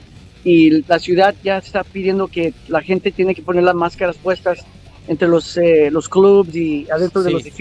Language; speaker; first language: Spanish; early bilingual, heritage; English